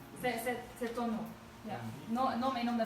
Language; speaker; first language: French; non-native, fluent; Dutch